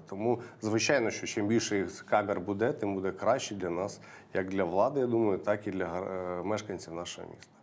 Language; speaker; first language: Ukrainian; native; Ukrainian